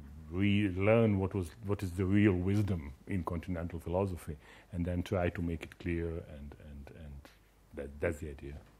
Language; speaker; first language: English; non-native, fluent; Croatian